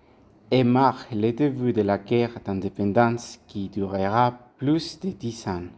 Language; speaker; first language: French; non-native, learner; Spanish